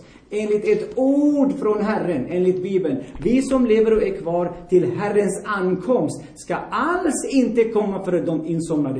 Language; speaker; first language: Swedish; non-native, fluent; Armenian